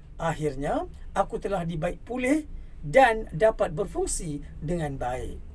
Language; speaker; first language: Malay; non-native, local second language; Tamil